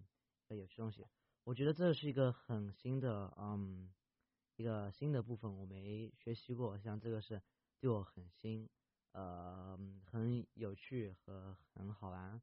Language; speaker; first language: Chinese; early bilingual, heritage; Chinese